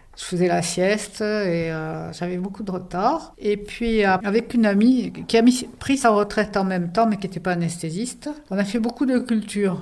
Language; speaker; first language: French; native; French